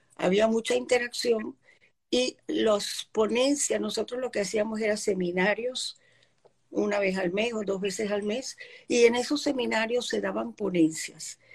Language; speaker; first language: Spanish; early bilingual, other home language; Polish